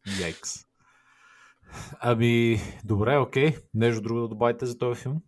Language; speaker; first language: Bulgarian; native; Bulgarian